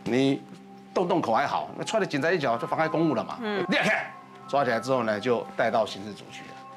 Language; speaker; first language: Chinese; native; Chinese